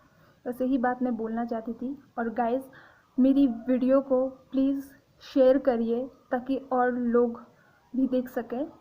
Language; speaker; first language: Hindi; non-native, local second language; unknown